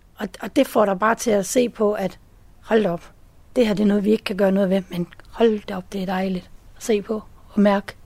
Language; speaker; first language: Danish; native; Danish